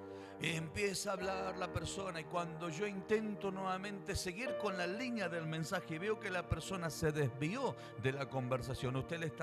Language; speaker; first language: Spanish; native; Spanish